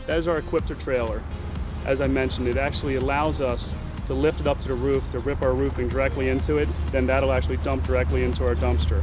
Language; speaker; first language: English; native; English